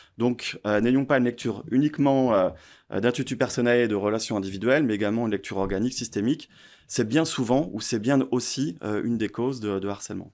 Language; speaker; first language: French; native; French